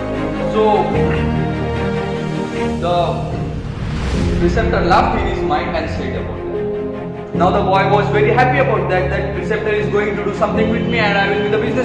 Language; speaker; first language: English; non-native, local second language; Marathi